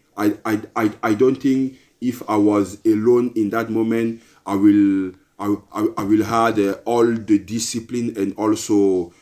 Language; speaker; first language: English; non-native, local second language; Basaa